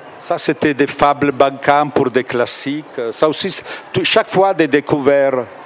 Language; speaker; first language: French; non-native, fluent; Italian